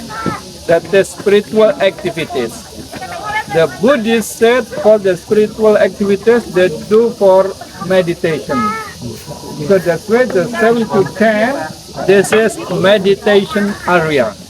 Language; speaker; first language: English; non-native, learner; Indonesian